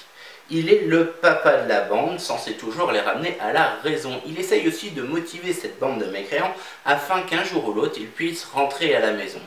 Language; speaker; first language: French; native; French